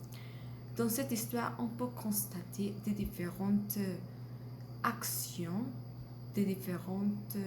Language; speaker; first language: French; non-native, learner; Spanish